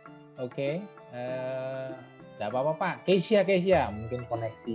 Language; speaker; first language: Indonesian; native; Indonesian